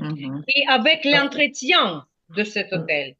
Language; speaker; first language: French; non-native, fluent; Ukrainian